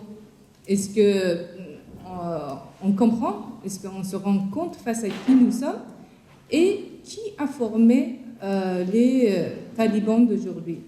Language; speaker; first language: French; non-native, fluent; Persian